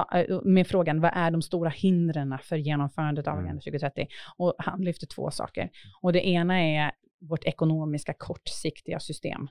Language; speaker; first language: Swedish; native; Swedish